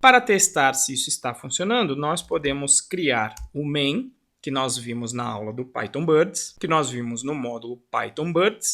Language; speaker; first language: Portuguese; native; Portuguese